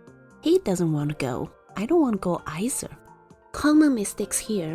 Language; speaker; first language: English; non-native, fluent; Chinese